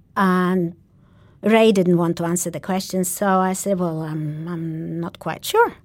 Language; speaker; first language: English; non-native, fluent; Polish